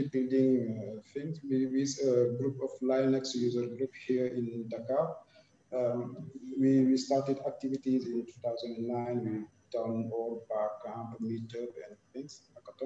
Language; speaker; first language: English; non-native, fluent; Wolof